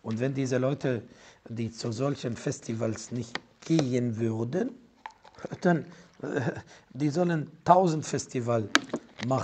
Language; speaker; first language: German; non-native, fluent; Arabic